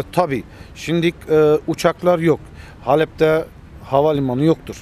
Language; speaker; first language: Turkish; early bilingual, heritage; Armenian